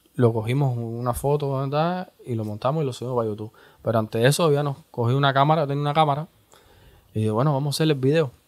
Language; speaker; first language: Spanish; native; Spanish